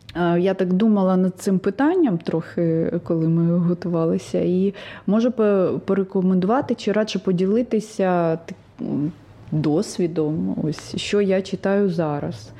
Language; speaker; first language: Ukrainian; non-native, local second language; Russian